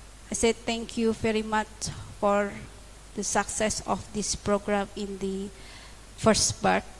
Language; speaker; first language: English; non-native, learner; Indonesian